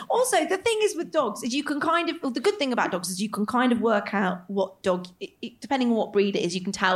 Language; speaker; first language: English; native; English